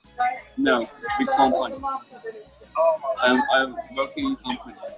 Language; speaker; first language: English; non-native, learner; Turkish